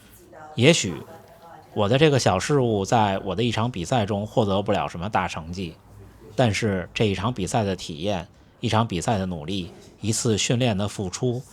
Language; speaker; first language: Chinese; native; Chinese